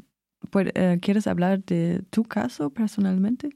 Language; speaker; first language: Spanish; non-native, fluent; German